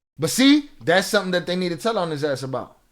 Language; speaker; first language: English; native; English